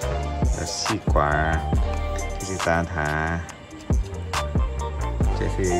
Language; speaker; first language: Chinese; non-native, learner; Vietnamese